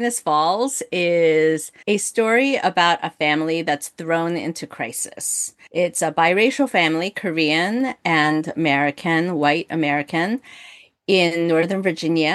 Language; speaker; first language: English; early bilingual, other home language; Korean